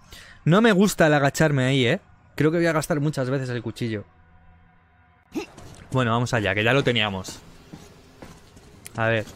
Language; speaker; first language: Spanish; native; Spanish